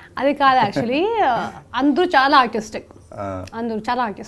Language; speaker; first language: Telugu; non-native, local second language; Hindi